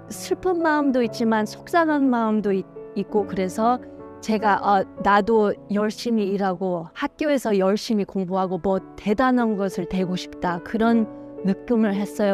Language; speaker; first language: Korean; early bilingual, heritage; Korean